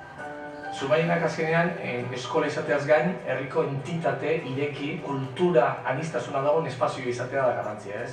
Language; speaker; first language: Basque; native; Basque